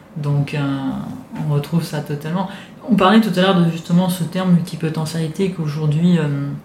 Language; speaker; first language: French; non-native, fluent; Italian